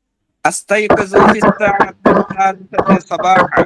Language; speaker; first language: Arabic; non-native, learner; Bangla